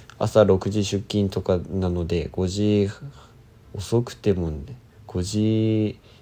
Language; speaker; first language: Japanese; native; Japanese